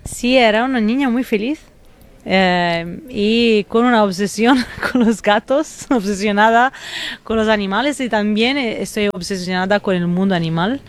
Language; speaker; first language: Spanish; non-native, fluent; Italian